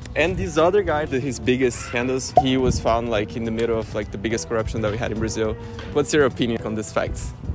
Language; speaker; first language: English; non-native, fluent; Portuguese